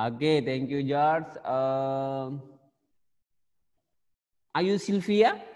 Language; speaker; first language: English; non-native, learner; Indonesian